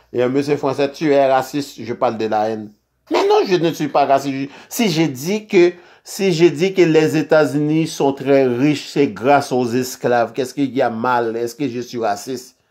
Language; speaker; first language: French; non-native, local second language; Haitian Creole